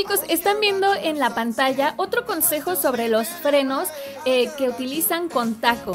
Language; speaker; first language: Spanish; native; Spanish